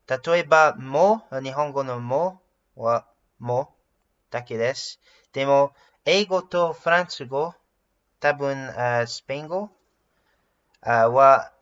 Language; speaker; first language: Japanese; non-native, learner; English